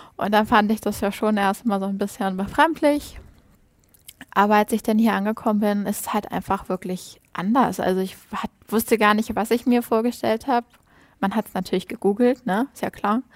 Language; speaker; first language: German; native; German